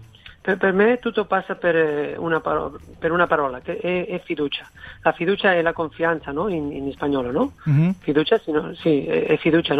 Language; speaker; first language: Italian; non-native, fluent; Spanish